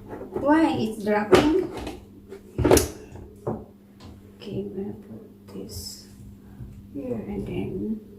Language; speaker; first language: English; non-native, local second language; Filipino